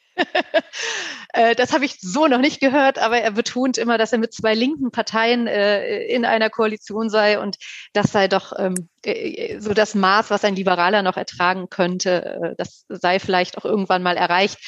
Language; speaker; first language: German; native; German